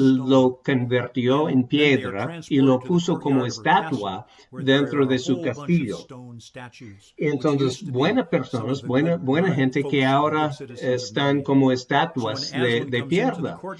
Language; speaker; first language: Spanish; non-native, fluent; English